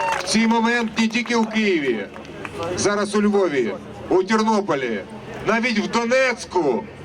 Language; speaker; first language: Ukrainian; non-native, local second language; Russian